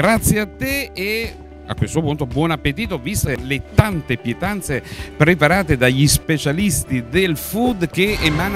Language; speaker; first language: Italian; native; Italian